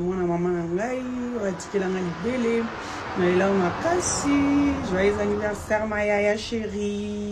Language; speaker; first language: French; non-native, local second language; Lingala